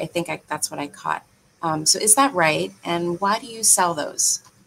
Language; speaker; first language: English; native; English